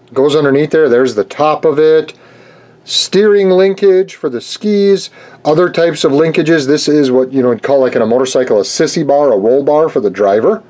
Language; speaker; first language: English; native; English